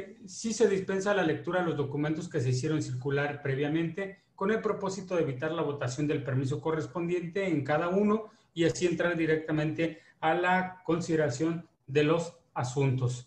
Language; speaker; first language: Spanish; native; Spanish